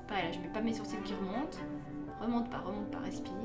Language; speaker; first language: French; native; French